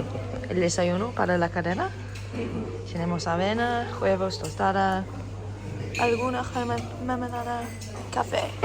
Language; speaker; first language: Spanish; non-native, fluent; English